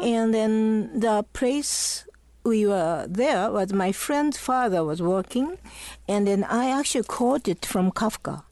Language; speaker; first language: English; non-native, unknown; Japanese